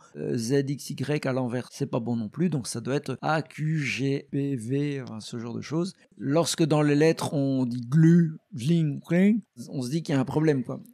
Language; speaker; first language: French; native; French